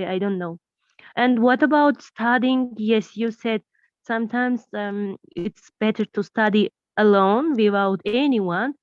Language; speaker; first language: English; non-native, learner; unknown